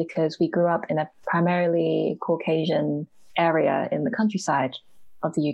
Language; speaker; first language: English; native; English